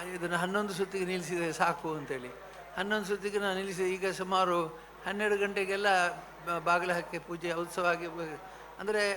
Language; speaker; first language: Kannada; non-native, local second language; Tulu